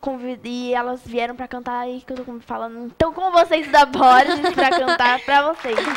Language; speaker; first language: Portuguese; native; Portuguese